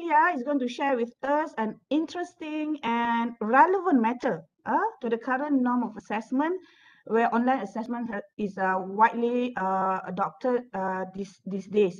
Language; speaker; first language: English; non-native, local second language; Malay